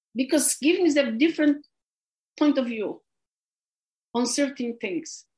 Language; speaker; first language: English; non-native, fluent; Polish